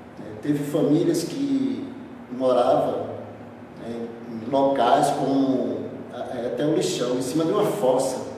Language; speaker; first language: Portuguese; native; Portuguese